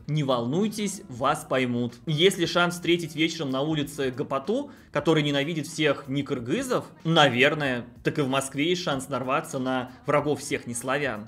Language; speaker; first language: Russian; native; Russian